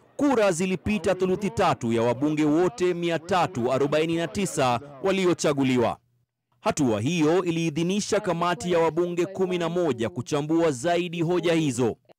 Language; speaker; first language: Swahili; native; Swahili